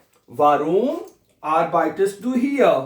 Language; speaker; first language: German; non-native, fluent; Urdu